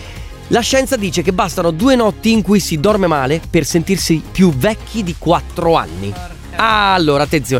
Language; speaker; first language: Italian; native; Italian